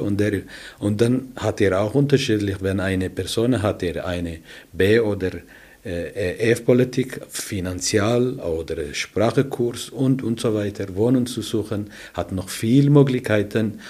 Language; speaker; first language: German; non-native, learner; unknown